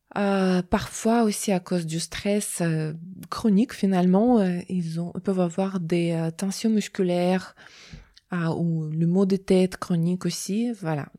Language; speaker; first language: French; non-native, fluent; Russian